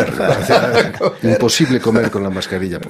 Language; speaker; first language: Spanish; native; Spanish